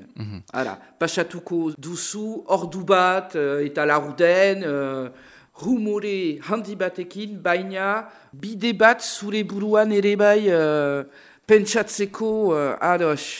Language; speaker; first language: Basque; non-native, local second language; French